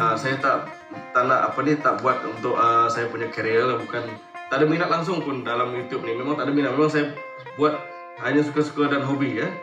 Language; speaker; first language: Malay; non-native, local second language; Iban